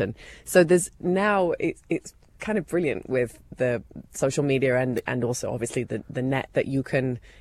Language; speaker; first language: English; native; English